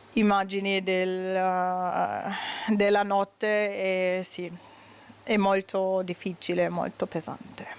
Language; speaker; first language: Italian; non-native, learner; German